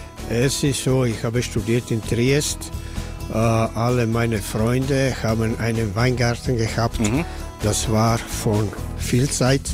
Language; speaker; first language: German; non-native, learner; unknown